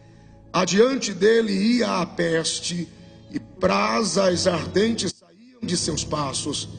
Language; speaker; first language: Portuguese; native; Portuguese